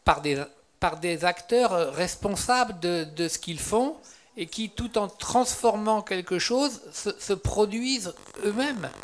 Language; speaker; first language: French; native; French